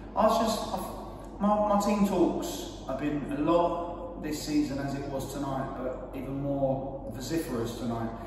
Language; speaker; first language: English; native; English